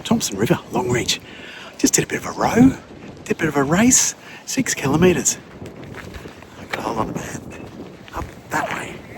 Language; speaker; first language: English; native; English